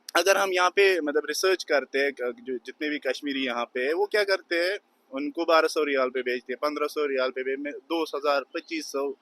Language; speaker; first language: Hindi; non-native, local second language; Kashmiri